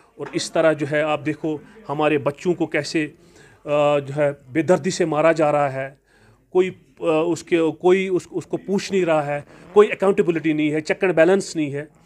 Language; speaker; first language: Urdu; non-native, local second language; Kashmiri